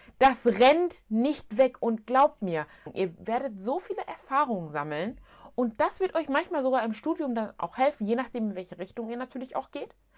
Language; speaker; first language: German; early bilingual, other home language; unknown